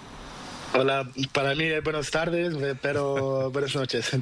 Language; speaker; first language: Spanish; non-native, learner; Portuguese